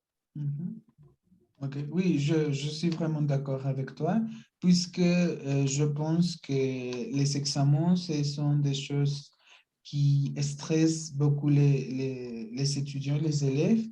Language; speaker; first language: French; non-native, learner; Spanish